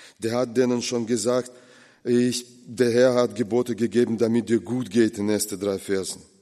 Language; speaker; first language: German; non-native, fluent; Russian